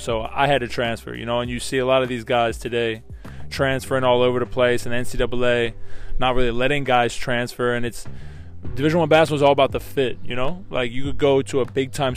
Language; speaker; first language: English; native; English